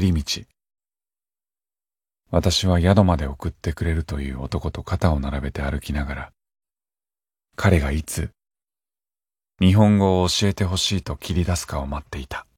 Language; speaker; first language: Japanese; native; Japanese